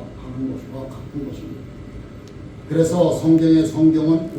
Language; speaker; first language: Korean; native; Korean